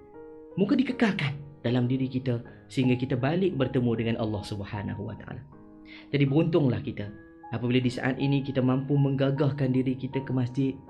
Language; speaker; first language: Malay; native; Malay